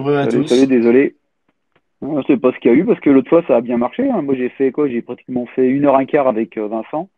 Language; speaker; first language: French; native; French